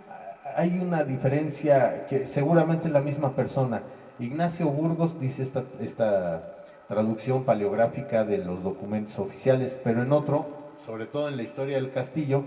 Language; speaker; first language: Spanish; native; Spanish